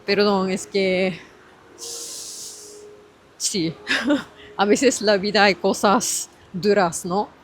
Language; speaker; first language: Spanish; non-native, fluent; Japanese